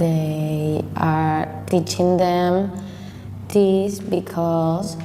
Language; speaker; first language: English; non-native, learner; Spanish